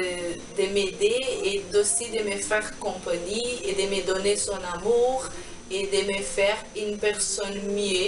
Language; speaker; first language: French; non-native, learner; Portuguese